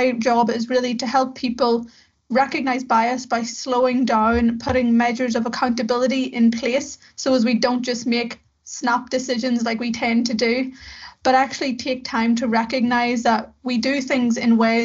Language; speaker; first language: English; native; English